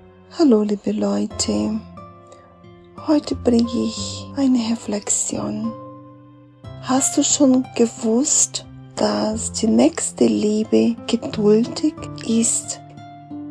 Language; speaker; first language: German; non-native, fluent; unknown